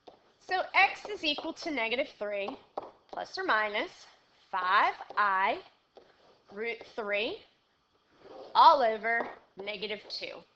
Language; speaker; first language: English; native; English